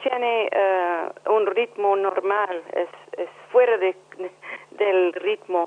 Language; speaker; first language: Spanish; non-native, learner; English